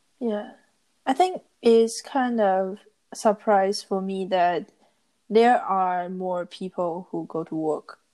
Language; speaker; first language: English; non-native, learner; Chinese